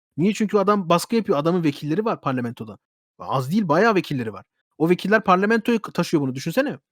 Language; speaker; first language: Turkish; early bilingual, heritage; Turkish